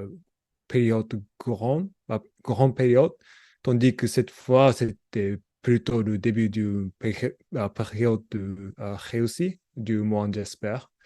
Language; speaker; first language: French; non-native, learner; Japanese